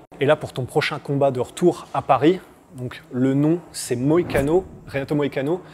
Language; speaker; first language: French; native; French